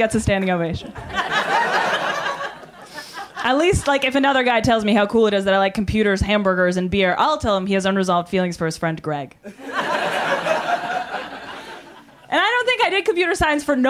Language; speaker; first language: English; non-native, fluent; Russian